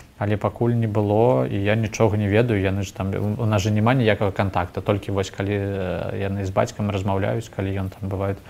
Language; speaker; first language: Belarusian; non-native, local second language; Russian